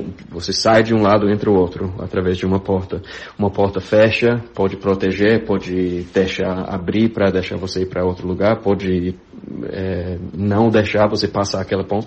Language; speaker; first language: Portuguese; non-native, fluent; English